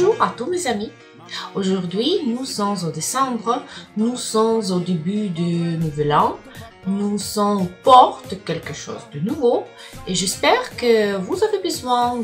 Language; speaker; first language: French; non-native, learner; Russian